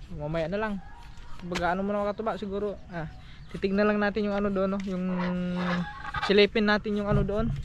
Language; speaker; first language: Filipino; non-native, local second language; Waray